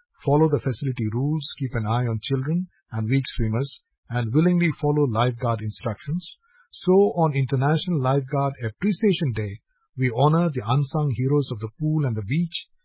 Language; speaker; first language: English; non-native, local second language; Bangla